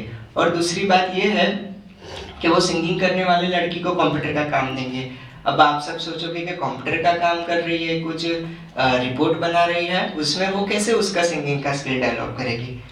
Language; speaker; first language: Hindi; native; Hindi